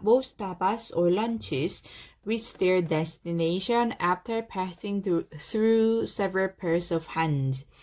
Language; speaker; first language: English; non-native, fluent; Korean